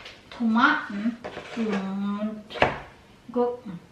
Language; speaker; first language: German; non-native, learner; Filipino